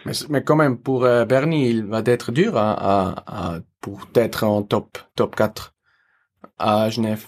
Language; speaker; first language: French; non-native, local second language; German